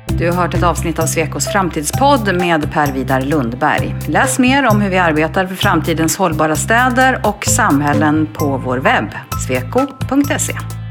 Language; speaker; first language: Swedish; native; Swedish